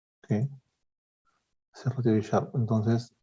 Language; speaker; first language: Spanish; native; Spanish